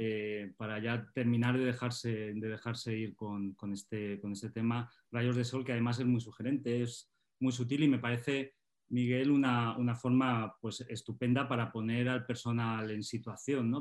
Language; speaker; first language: Spanish; native; Spanish